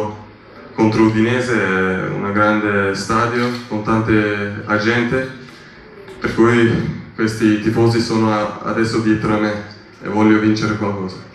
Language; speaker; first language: Italian; non-native, learner; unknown